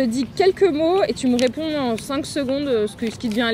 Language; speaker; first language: French; native; French